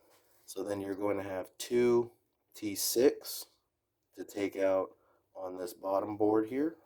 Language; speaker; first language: English; native; English